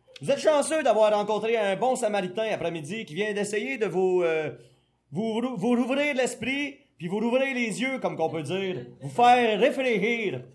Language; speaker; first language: French; native; French